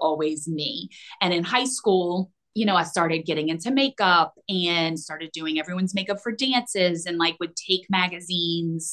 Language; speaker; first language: English; native; English